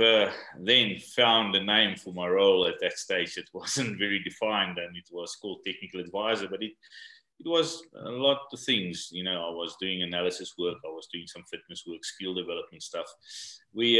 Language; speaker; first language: English; non-native, local second language; Afrikaans